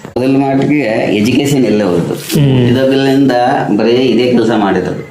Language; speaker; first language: Kannada; non-native, local second language; Telugu